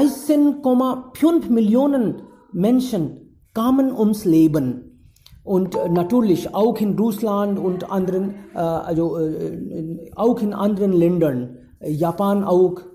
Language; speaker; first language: German; non-native, fluent; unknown